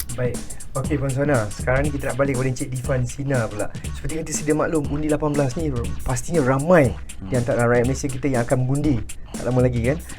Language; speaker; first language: Malay; native; Malay